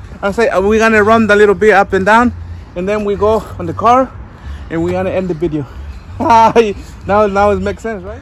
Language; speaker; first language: English; non-native, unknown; Spanish